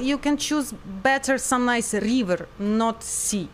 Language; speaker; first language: English; non-native, learner; Ukrainian